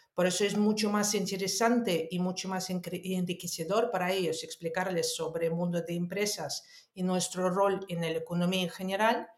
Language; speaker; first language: Spanish; non-native, fluent; Russian